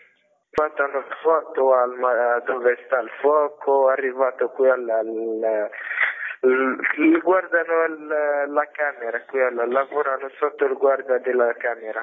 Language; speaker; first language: Italian; non-native, learner; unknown